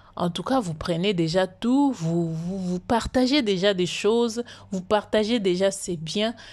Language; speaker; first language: French; non-native, local second language; Lingala